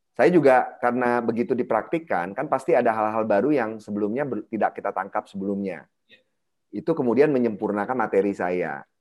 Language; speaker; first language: Indonesian; native; Indonesian